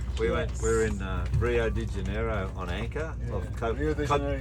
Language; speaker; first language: English; non-native, learner; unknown